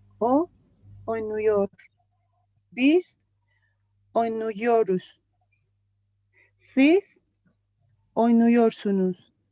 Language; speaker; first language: Turkish; non-native, learner; Spanish